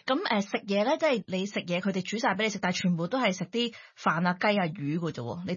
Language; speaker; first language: Cantonese; native; Cantonese